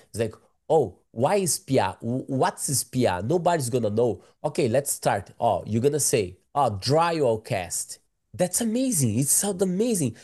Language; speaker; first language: English; non-native, learner; Portuguese